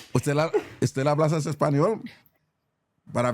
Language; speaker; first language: Spanish; non-native, learner; English